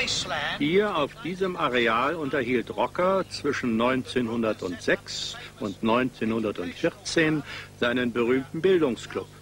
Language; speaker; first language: German; native; German